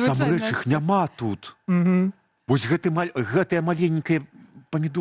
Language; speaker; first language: Belarusian; native; Belarusian